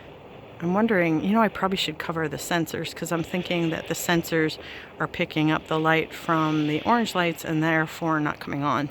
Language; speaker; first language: English; native; English